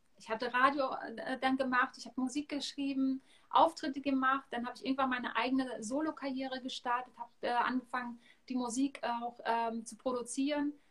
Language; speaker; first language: German; native; German